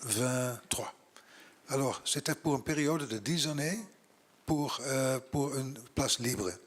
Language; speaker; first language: French; non-native, learner; Dutch